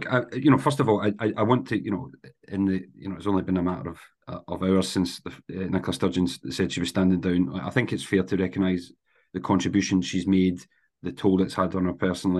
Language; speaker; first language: English; native; English